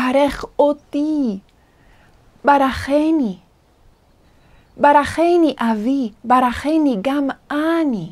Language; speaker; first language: Hebrew; non-native, fluent; Korean